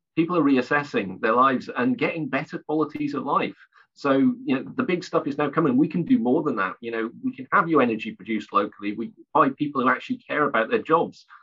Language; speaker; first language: English; native; English